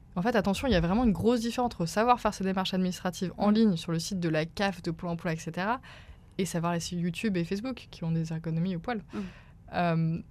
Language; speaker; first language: French; native; French